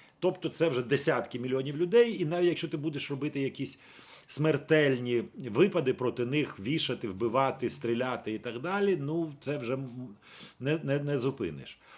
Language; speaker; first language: Ukrainian; native; Ukrainian